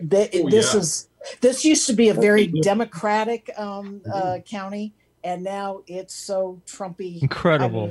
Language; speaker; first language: English; native; English